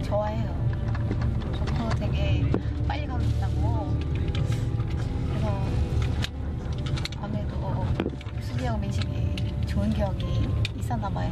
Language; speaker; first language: Korean; non-native, fluent; Khmer